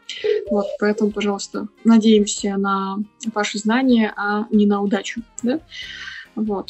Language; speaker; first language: Russian; native; Russian